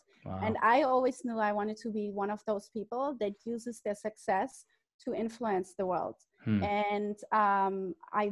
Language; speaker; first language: English; non-native, fluent; German